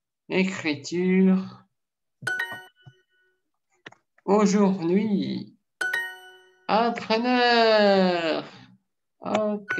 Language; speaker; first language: French; non-native, learner; Russian